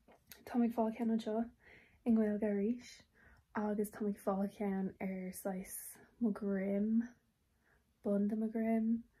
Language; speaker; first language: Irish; non-native, local second language; English